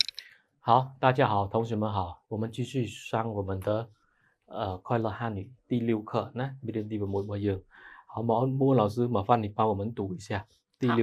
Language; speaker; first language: Chinese; non-native, fluent; Khmer